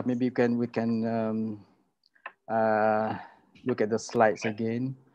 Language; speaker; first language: English; non-native, local second language; Malay